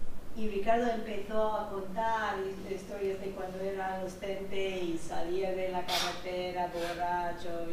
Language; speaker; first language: Spanish; non-native, fluent; English